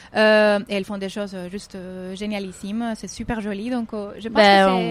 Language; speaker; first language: French; non-native, fluent; Spanish